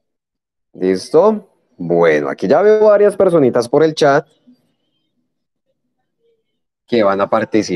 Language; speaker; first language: Spanish; native; Spanish